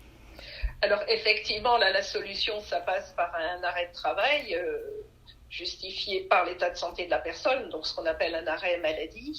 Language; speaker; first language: French; native; French